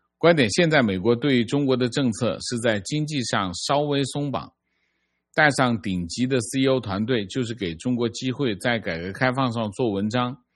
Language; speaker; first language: Chinese; native; Chinese